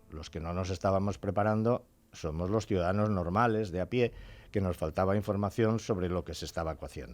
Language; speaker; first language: Spanish; native; Spanish